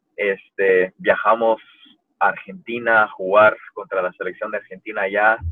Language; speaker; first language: Spanish; early bilingual, heritage; Spanish